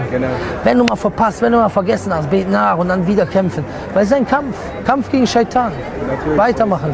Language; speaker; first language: German; native; German